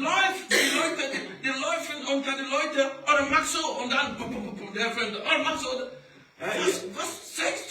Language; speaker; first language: German; non-native, learner; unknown